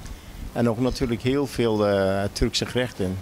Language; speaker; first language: Dutch; non-native, fluent; Turkish